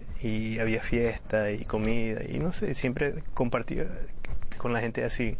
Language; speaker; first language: Spanish; early bilingual, heritage; Spanish